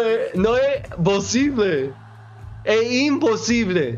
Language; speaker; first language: Spanish; non-native, learner; English